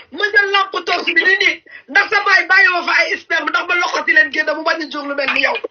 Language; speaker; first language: Wolof; native; Wolof